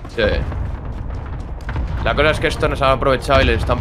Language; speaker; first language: Spanish; native; Spanish